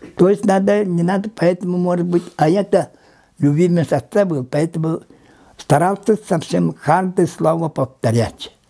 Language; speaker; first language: Russian; non-native, local second language; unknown